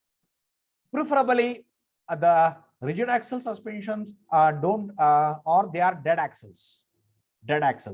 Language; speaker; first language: English; non-native, local second language; Marathi